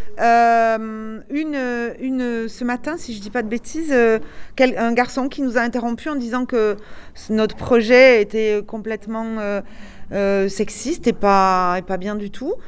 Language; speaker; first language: French; native; French